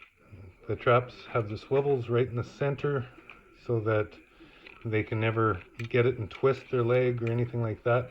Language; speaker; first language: English; native; English